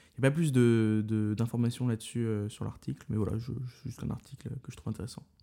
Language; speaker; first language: French; native; French